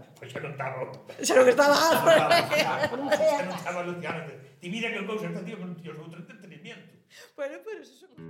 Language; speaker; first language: Galician; native; Galician